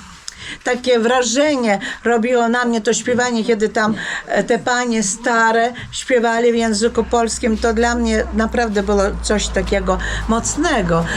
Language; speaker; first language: Polish; non-native, learner; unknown